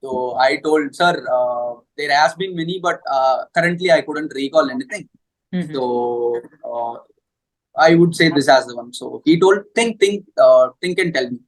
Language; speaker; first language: English; non-native, local second language; Hindi